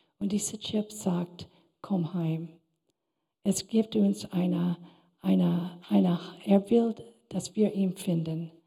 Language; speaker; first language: German; non-native, fluent; English